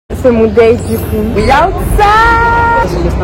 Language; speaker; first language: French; native; French